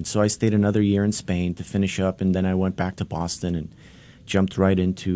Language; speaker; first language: English; early bilingual, other home language; Polish